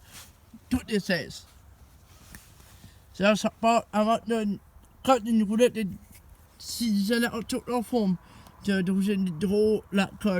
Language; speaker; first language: French; non-native, learner; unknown